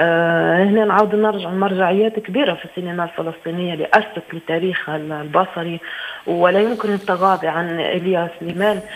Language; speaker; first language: Arabic; native; Arabic